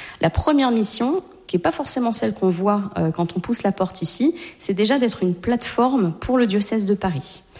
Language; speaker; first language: French; native; French